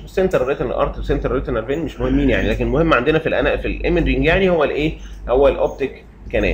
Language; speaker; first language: Arabic; native; Arabic